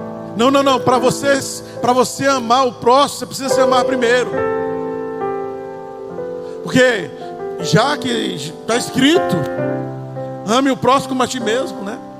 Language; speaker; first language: Portuguese; native; Portuguese